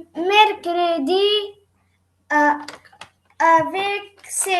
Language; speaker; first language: French; non-native, learner; Arabic